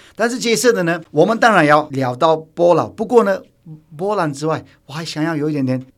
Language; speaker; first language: Chinese; non-native, fluent; Turkish